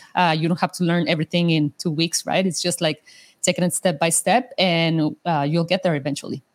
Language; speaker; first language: English; non-native, fluent; Spanish